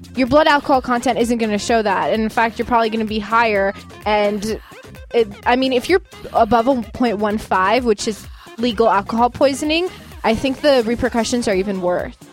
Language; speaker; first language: English; native; English